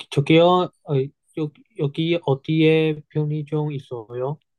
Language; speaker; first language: Korean; non-native, learner; Chinese